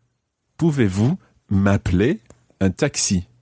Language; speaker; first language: French; non-native, fluent; English